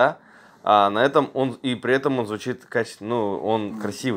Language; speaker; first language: Russian; native; Russian